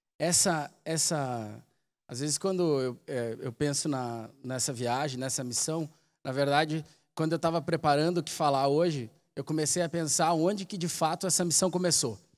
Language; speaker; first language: Portuguese; native; Portuguese